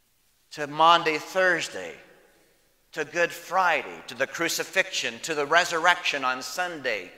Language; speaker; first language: English; native; English